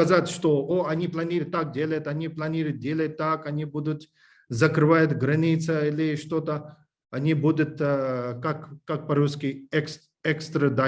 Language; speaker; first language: Russian; non-native, learner; English